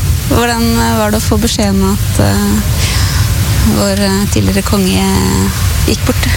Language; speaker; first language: Norwegian; native; Norwegian